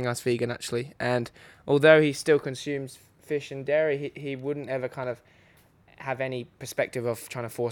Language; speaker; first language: English; native; English